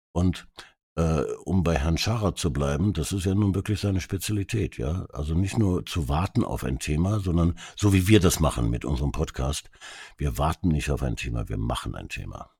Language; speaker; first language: German; early bilingual, other home language; Hungarian